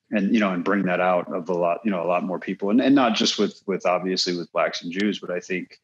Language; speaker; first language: English; native; English